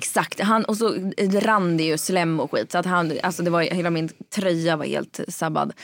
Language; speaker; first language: Swedish; native; Swedish